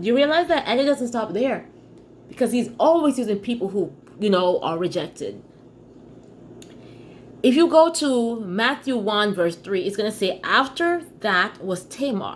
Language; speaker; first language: English; native; English